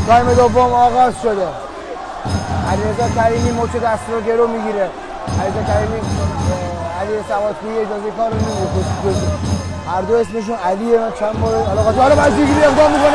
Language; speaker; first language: Persian; native; Persian